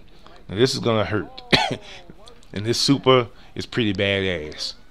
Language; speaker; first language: English; native; English